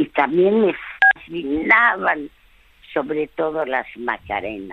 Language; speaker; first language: Spanish; early bilingual, other home language; French